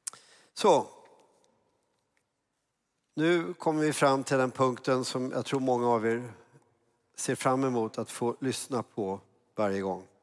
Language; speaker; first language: Swedish; native; Swedish